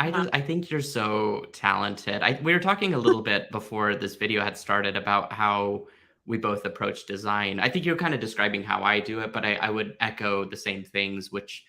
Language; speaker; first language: English; native; English